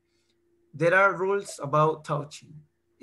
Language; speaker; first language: English; non-native, fluent; Spanish